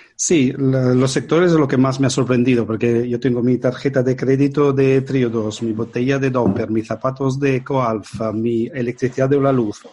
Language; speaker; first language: Spanish; non-native, fluent; Italian